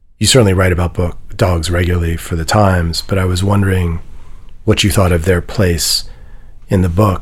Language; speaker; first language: English; native; English